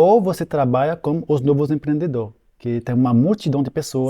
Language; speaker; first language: Portuguese; non-native, fluent; French